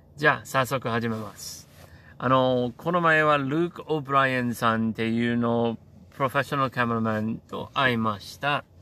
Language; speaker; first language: Japanese; non-native, learner; English